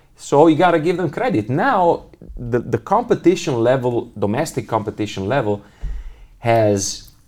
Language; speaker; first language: English; non-native, fluent; Italian